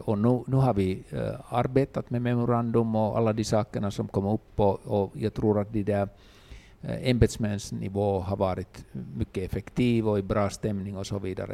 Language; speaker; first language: Swedish; non-native, local second language; Finnish